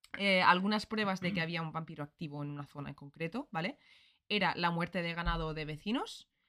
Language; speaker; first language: Spanish; early bilingual, other home language; English